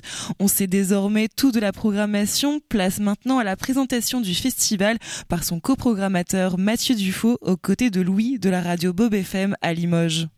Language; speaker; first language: French; native; French